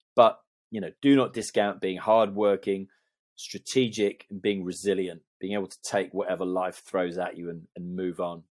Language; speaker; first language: English; native; English